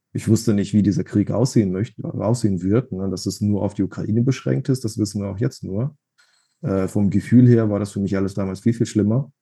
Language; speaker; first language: German; non-native, fluent; Russian